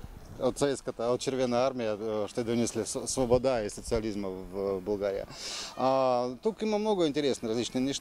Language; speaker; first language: Bulgarian; non-native, fluent; Russian